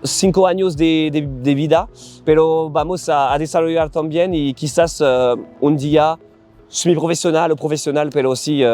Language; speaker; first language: Spanish; non-native, learner; French